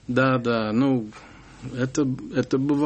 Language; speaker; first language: Russian; non-native, learner; English